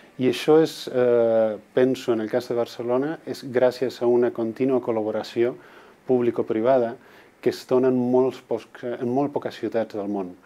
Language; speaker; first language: Catalan; non-native, local second language; Spanish